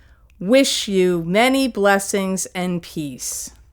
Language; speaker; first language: English; native; English